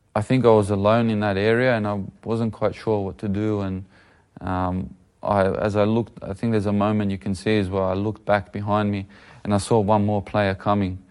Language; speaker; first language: English; native; English